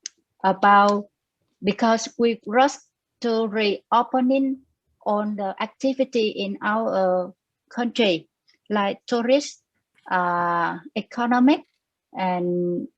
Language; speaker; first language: English; non-native, learner; Vietnamese